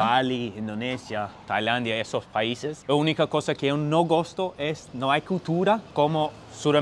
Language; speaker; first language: Portuguese; non-native, fluent; English